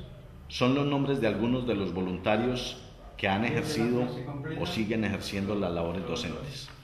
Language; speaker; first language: Spanish; native; Spanish